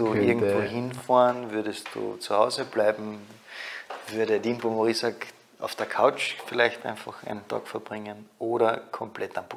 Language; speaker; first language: German; native; German